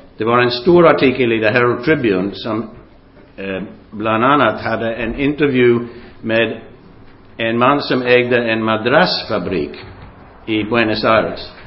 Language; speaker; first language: Swedish; non-native, fluent; English